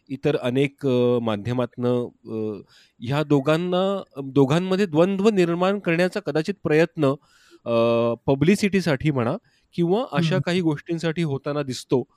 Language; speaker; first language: Marathi; native; Marathi